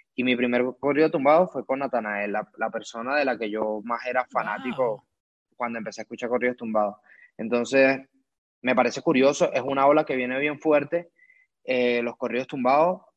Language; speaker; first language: Spanish; native; Spanish